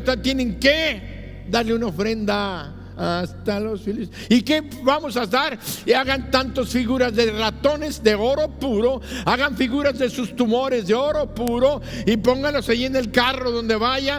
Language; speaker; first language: Spanish; native; Spanish